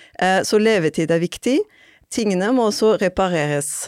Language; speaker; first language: Norwegian; non-native, fluent; French